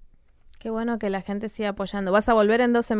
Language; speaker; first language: Spanish; native; Spanish